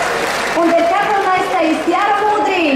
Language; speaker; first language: German; non-native, fluent; Slovak